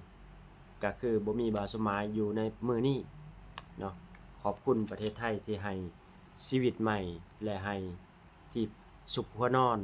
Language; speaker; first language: Thai; non-native, local second language; Lao